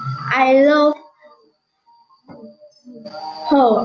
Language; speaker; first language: English; non-native, learner; Vietnamese